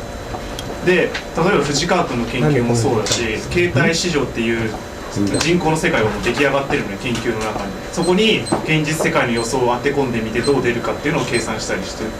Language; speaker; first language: Japanese; native; Japanese